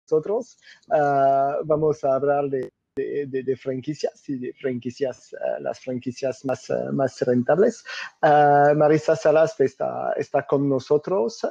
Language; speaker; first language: Spanish; non-native, fluent; French